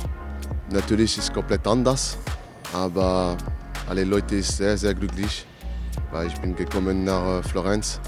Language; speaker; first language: German; non-native, learner; French